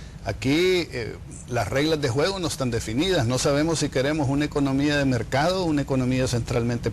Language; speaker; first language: Spanish; native; Spanish